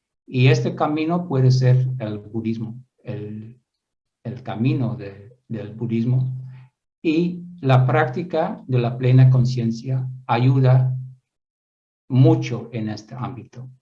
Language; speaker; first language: Spanish; non-native, fluent; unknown